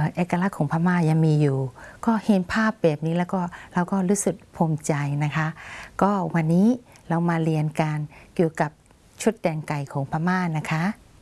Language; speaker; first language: Thai; non-native, fluent; Burmese